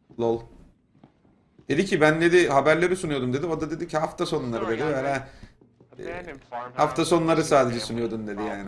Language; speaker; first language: Turkish; native; Turkish